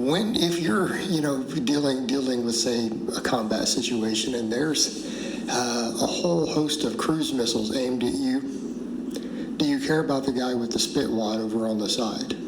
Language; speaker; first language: English; native; English